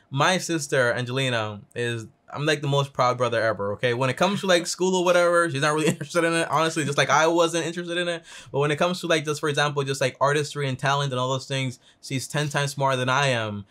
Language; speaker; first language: English; early bilingual, other home language; Spanish